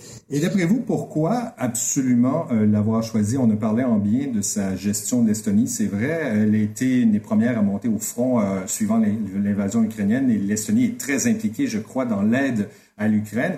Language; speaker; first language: French; native; French